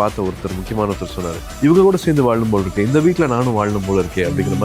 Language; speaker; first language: Tamil; native; Tamil